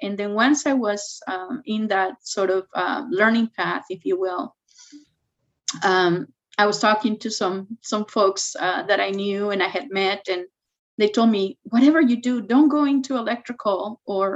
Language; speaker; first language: English; non-native, fluent; Spanish